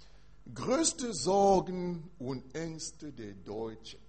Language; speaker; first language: German; non-native, learner; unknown